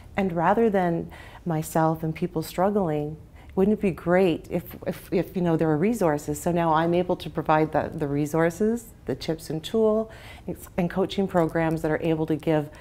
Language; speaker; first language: English; native; English